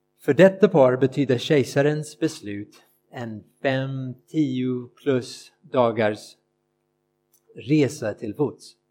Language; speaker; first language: Swedish; non-native, fluent; English